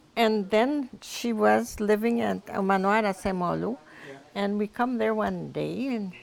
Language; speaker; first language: English; non-native, local second language; French